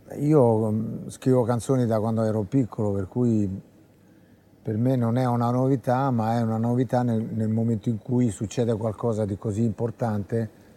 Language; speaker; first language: Italian; native; Italian